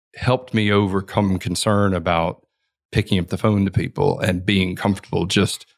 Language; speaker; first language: English; native; English